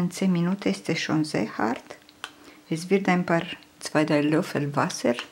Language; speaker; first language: German; non-native, fluent; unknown